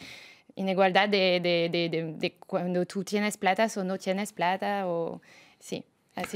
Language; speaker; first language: Spanish; non-native, fluent; French